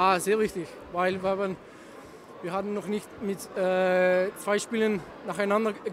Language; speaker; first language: German; non-native, learner; Dutch